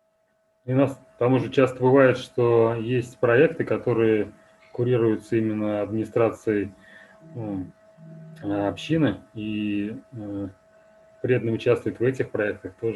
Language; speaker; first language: Russian; native; Russian